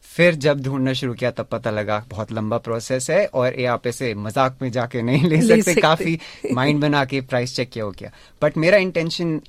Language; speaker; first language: Hindi; native; Hindi